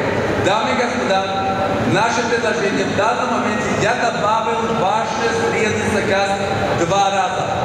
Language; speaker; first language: Russian; non-native, fluent; Swedish